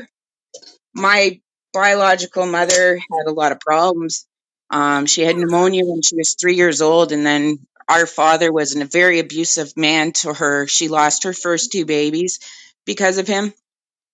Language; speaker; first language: English; native; English